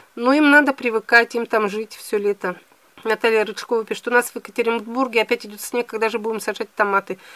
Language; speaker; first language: Russian; native; Russian